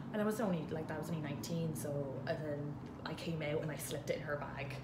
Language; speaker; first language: English; native; English